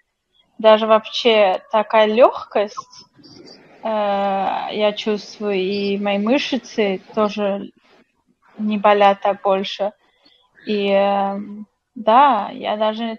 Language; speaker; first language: Russian; non-native, fluent; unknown